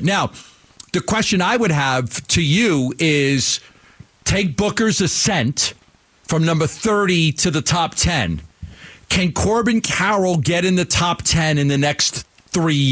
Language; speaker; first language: English; native; English